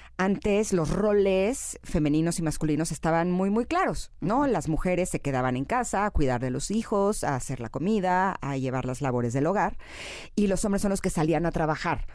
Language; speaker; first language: Spanish; native; Spanish